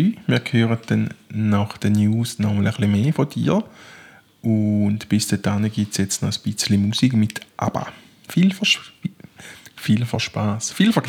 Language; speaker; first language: German; native; German